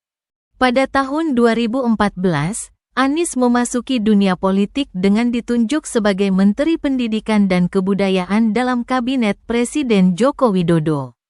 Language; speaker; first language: Indonesian; native; Indonesian